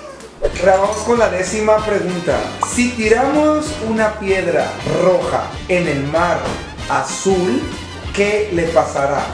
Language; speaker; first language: Spanish; native; Spanish